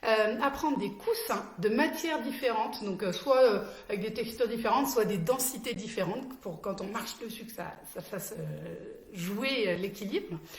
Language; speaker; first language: French; native; French